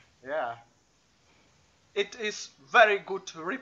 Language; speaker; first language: English; non-native, learner; Czech